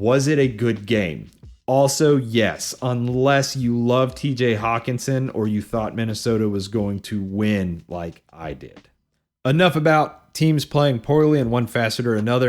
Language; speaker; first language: English; native; English